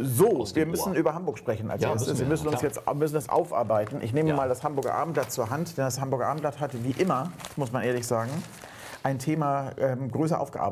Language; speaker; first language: German; native; German